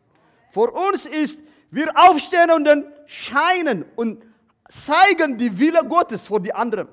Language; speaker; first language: German; non-native, learner; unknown